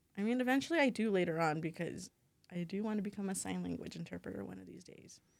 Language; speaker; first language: English; native; English